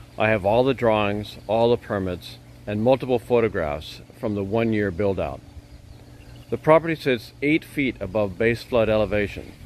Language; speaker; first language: English; native; English